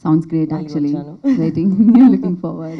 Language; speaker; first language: Telugu; native; Telugu